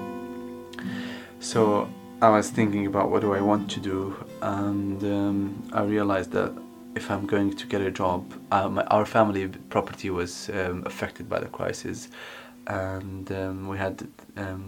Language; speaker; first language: English; non-native, fluent; Arabic